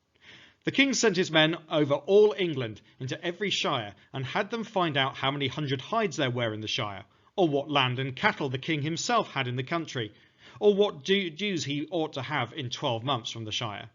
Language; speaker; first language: English; native; English